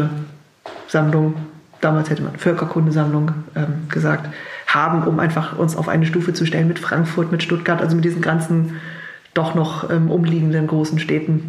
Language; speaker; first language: German; native; German